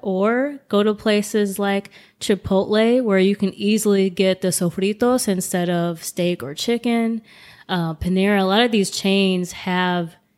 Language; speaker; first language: English; native; English